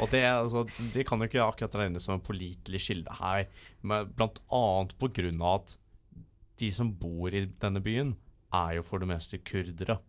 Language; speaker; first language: Norwegian; native; Norwegian